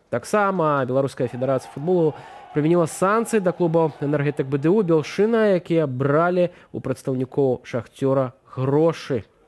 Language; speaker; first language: Belarusian; native; Belarusian